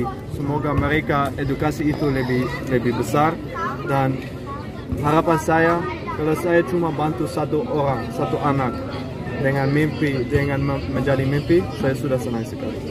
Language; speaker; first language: Indonesian; non-native, fluent; Dutch